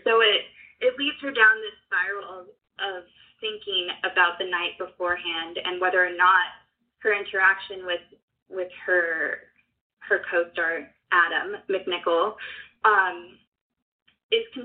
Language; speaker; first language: English; native; English